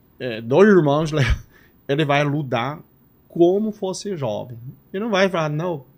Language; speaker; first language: Portuguese; non-native, fluent; Chinese